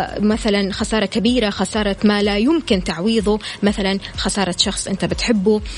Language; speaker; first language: Arabic; native; Arabic